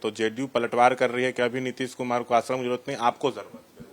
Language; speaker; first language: Hindi; native; Hindi